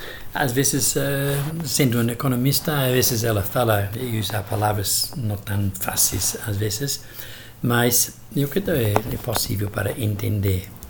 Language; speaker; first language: Portuguese; non-native, fluent; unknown